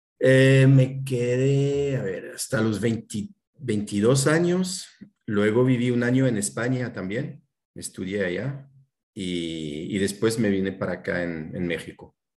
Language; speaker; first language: Spanish; non-native, fluent; French